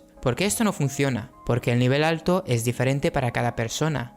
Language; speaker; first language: Spanish; non-native, fluent; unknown